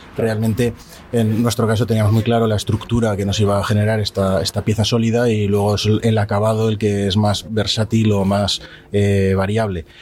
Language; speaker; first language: Spanish; native; Spanish